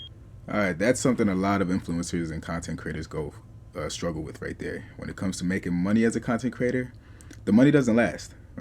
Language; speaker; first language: English; native; English